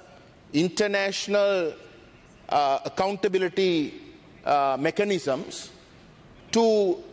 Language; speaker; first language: English; non-native, local second language; Tamil